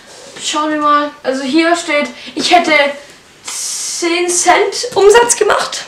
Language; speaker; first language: German; native; German